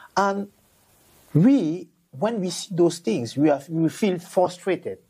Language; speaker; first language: English; non-native, local second language; French